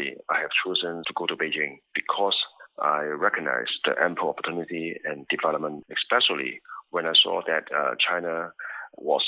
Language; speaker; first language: English; non-native, local second language; Cantonese